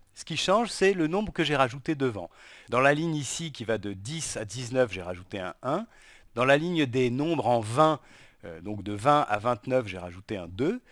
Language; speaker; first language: French; native; French